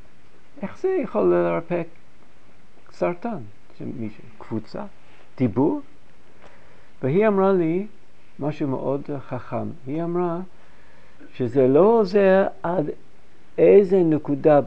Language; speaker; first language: Hebrew; non-native, fluent; English